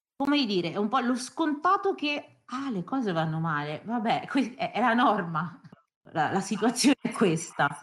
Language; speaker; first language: Italian; early bilingual, other home language; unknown